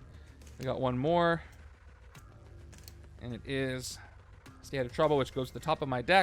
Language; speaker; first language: English; native; English